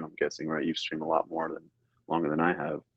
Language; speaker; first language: English; native; English